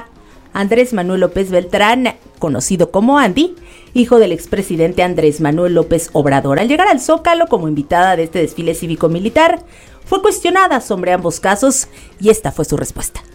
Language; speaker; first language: Spanish; native; Spanish